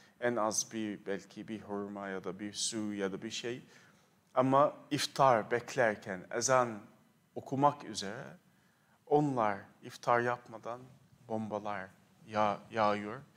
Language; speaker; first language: Turkish; non-native, fluent; Arabic